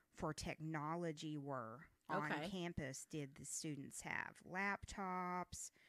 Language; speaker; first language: English; native; English